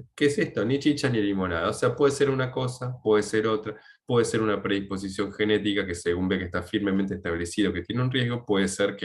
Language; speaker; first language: Spanish; native; Spanish